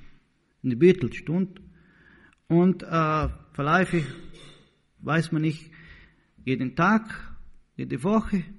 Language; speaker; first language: German; non-native, learner; Portuguese